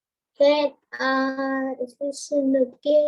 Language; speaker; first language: English; non-native, learner; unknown